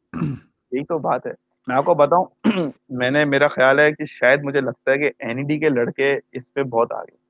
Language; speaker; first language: Urdu; native; Urdu